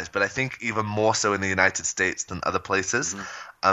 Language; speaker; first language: English; native; English